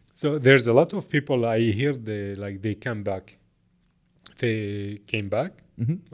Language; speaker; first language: English; non-native, fluent; Arabic